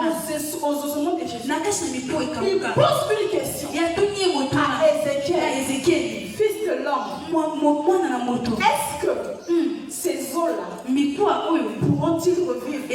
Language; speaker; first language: French; non-native, local second language; Lingala